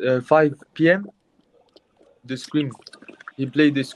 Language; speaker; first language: English; non-native, learner; Mongolian